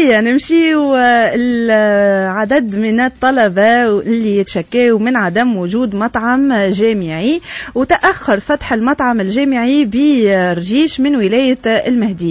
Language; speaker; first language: Arabic; native; Arabic